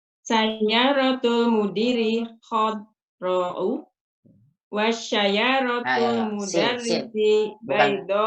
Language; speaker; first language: Arabic; non-native, learner; Indonesian